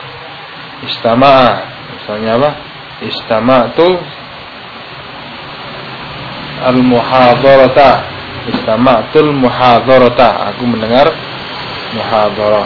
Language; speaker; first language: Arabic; non-native, fluent; Indonesian